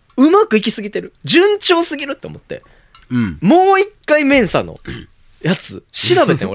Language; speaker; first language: Japanese; native; Japanese